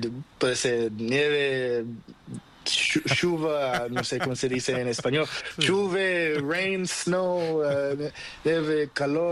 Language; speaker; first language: Spanish; non-native, learner; Portuguese